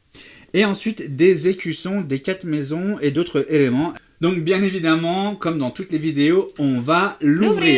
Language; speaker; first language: French; native; French